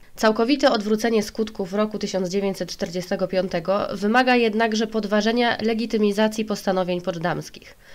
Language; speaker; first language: Polish; native; Polish